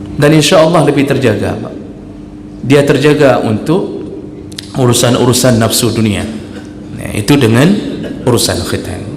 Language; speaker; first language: Malay; non-native, local second language; Achinese